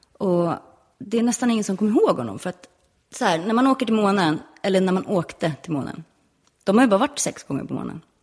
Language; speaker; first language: Swedish; native; Swedish